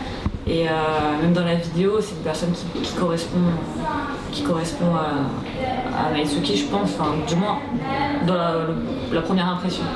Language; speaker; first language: French; native; French